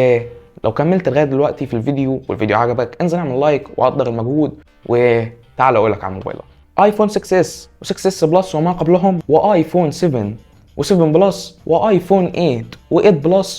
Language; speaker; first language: Arabic; native; Arabic